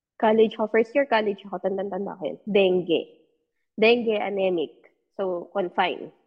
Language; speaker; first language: Filipino; native; Filipino